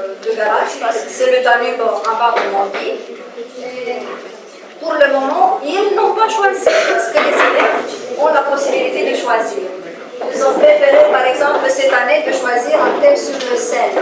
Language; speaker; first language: French; non-native, fluent; Romanian